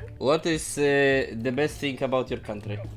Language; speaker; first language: English; non-native, learner; Polish